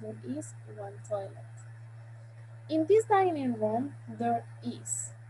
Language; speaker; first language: English; non-native, fluent; Spanish